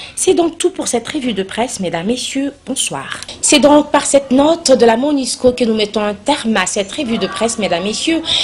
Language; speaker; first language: French; non-native, local second language; Lingala